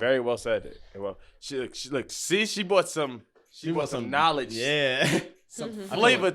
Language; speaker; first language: English; native; English